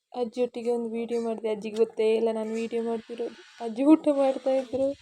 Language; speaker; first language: Kannada; native; Kannada